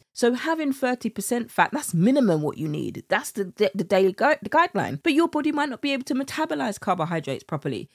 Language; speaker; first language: English; native; English